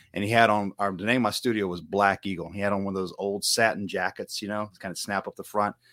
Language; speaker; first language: English; native; English